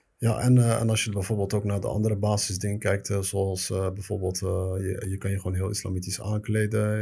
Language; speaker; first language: Dutch; early bilingual, other home language; Arabic